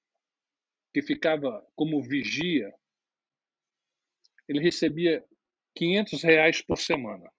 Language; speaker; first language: Portuguese; native; Portuguese